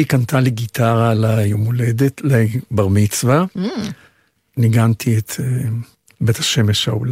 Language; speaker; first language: Hebrew; native; Hebrew